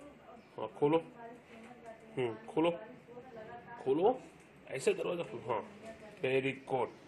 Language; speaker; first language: Hindi; native; Hindi